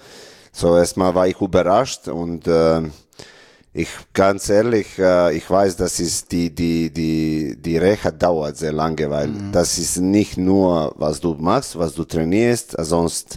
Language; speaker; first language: German; non-native, learner; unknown